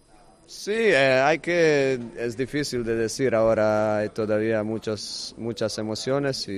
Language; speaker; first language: Spanish; non-native, fluent; Croatian